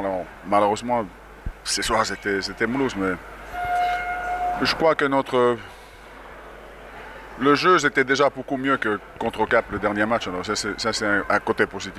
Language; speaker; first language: French; non-native, fluent; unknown